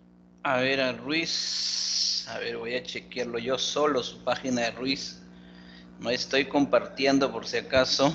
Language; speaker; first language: Spanish; native; Spanish